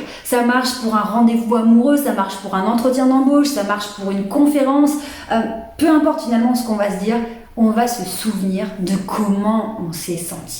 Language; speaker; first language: French; native; French